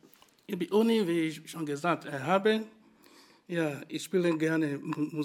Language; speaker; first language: German; non-native, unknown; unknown